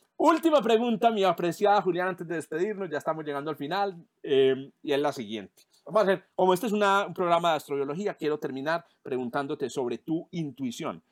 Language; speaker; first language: Spanish; native; Spanish